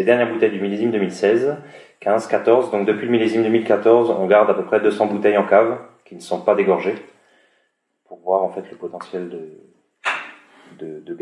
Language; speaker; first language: French; native; French